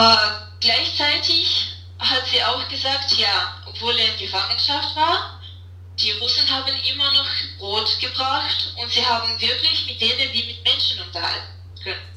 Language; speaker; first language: German; non-native, fluent; Russian